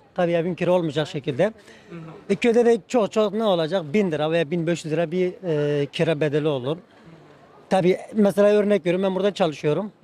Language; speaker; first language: Turkish; native; Turkish